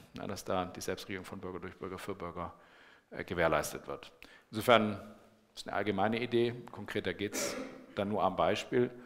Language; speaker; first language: German; native; German